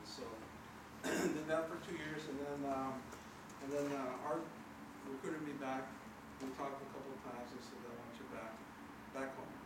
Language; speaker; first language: English; native; English